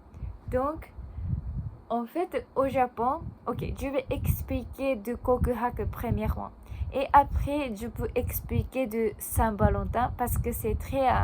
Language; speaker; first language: French; non-native, learner; Japanese